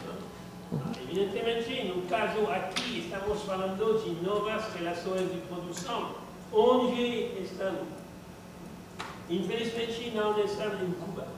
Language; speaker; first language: Portuguese; non-native, learner; French